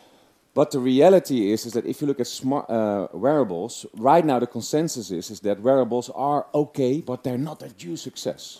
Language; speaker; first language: English; non-native, fluent; Dutch